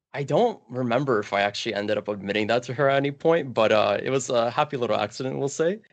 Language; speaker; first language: English; early bilingual, other home language; Polish